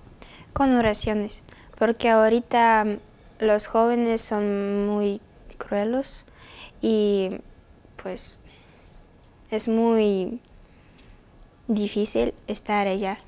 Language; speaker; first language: Spanish; non-native, learner; Russian